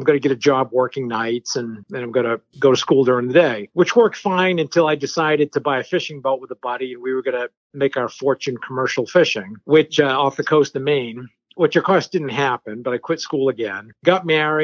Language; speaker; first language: English; early bilingual, other home language; French